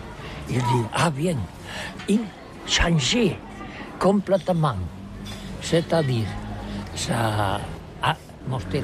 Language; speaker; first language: French; non-native, learner; Catalan